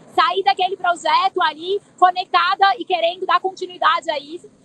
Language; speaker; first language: Portuguese; native; Portuguese